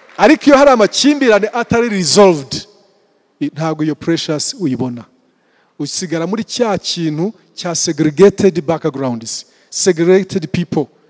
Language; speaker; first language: Kinyarwanda; early bilingual, heritage; Kinyarwanda